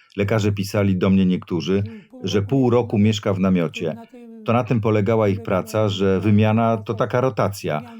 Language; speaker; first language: Polish; early bilingual, other home language; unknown